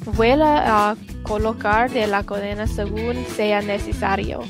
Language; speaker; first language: Spanish; non-native, learner; English